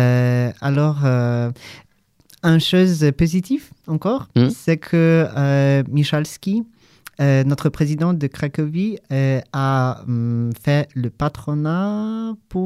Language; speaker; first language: French; non-native, learner; Polish